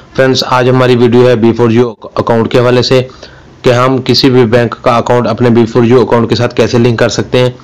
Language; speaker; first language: Urdu; non-native, local second language; Punjabi